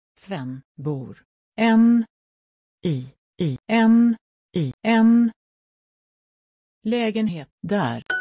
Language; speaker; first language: Swedish; non-native, learner; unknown